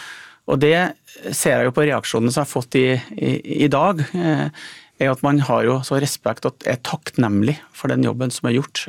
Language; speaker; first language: Norwegian; native; Norwegian